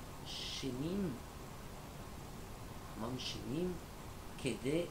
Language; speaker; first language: Hebrew; non-native, learner; French